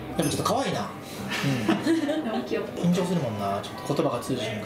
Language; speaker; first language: Japanese; native; Japanese